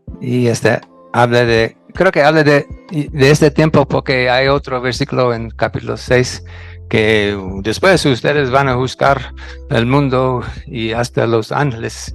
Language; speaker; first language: Spanish; non-native, fluent; English